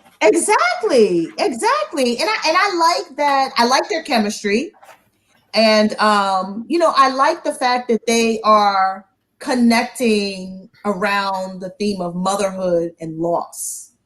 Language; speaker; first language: English; native; English